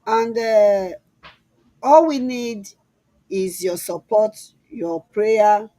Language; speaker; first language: English; non-native, local second language; Yoruba